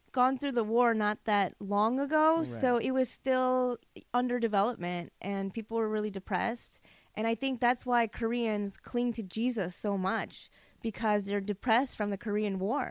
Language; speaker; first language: English; early bilingual, other home language; Korean